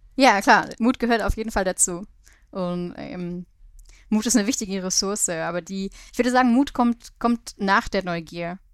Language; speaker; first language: German; native; German